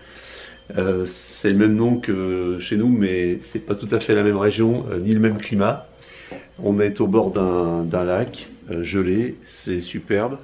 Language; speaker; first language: French; native; French